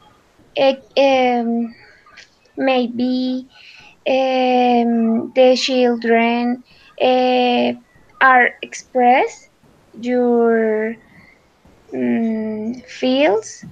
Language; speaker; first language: English; non-native, learner; Spanish